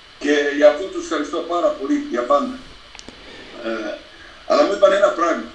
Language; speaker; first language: Greek; non-native, fluent; Serbian